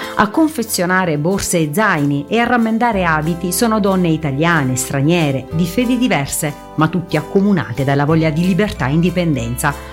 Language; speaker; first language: Italian; native; Italian